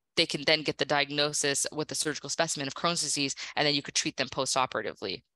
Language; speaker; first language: English; native; English